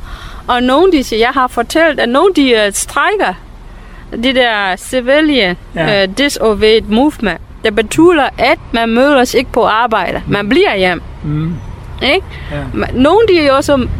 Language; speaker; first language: Danish; non-native, fluent; Burmese